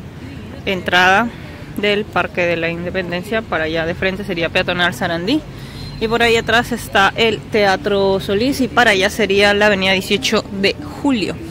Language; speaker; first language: Spanish; native; Spanish